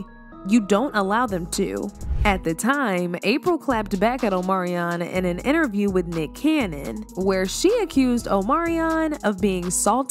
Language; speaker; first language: English; native; English